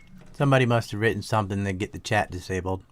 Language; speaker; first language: English; native; English